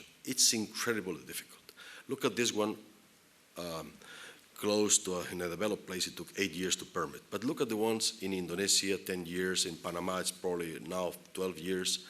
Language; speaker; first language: English; non-native, fluent; Spanish